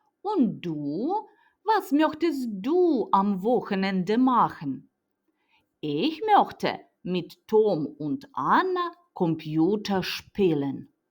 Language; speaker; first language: German; non-native, fluent; Ukrainian